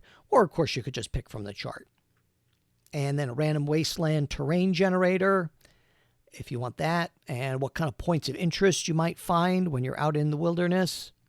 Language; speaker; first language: English; native; English